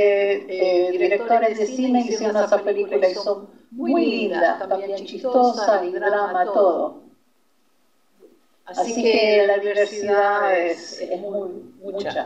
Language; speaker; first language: Spanish; non-native, fluent; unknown